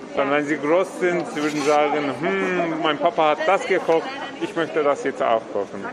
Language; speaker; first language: German; non-native, fluent; Turkish